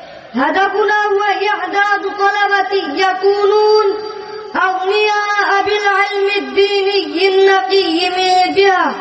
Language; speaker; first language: Arabic; non-native, learner; Bangla